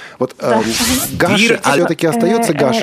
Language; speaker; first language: Russian; native; Russian